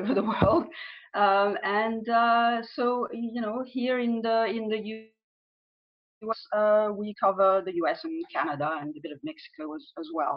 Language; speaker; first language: English; non-native, fluent; French